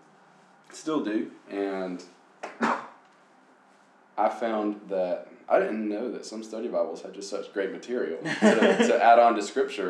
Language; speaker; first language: English; native; English